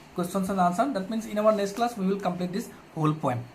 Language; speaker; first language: English; non-native, local second language; Assamese